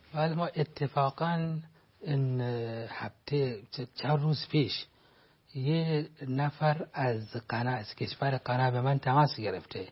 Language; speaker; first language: Persian; non-native, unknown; Hausa